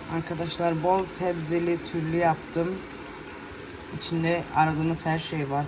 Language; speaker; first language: Turkish; early bilingual, heritage; Turkish